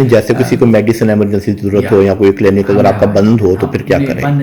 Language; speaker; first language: Urdu; native; Urdu